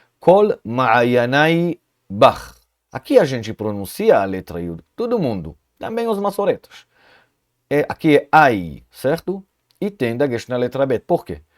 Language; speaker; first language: Portuguese; non-native, fluent; Hebrew